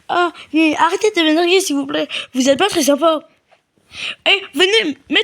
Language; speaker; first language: French; native; French